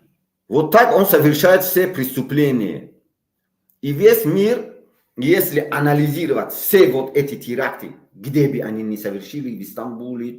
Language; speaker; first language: Russian; non-native, local second language; Tajik